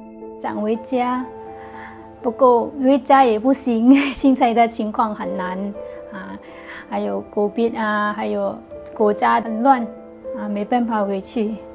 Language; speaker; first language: Chinese; non-native, fluent; Burmese